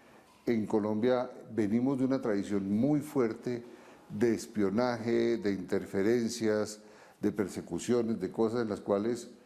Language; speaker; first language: Spanish; native; Spanish